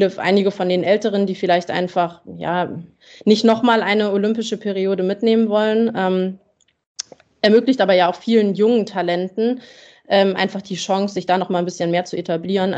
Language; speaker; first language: German; native; German